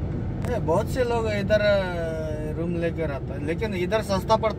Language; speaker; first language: Hindi; non-native, learner; Nepali